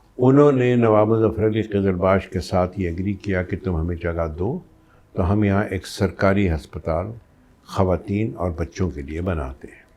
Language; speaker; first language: Urdu; native; Urdu